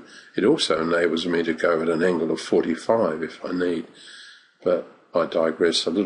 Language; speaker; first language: English; native; English